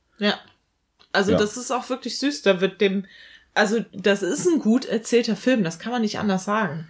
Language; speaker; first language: German; native; German